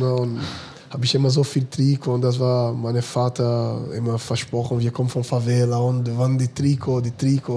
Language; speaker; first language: German; non-native, fluent; Portuguese